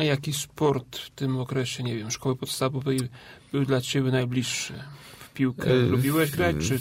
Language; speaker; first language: Polish; native; Polish